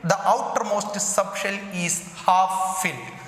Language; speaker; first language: English; non-native, local second language; Malayalam